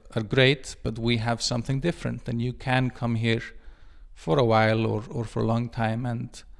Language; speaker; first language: English; non-native, fluent; Icelandic